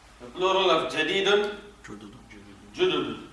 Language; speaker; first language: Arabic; non-native, fluent; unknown